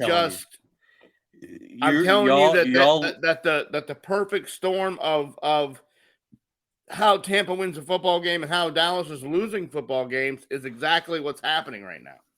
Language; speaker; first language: English; native; English